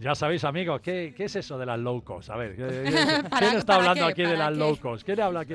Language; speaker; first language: Spanish; native; Spanish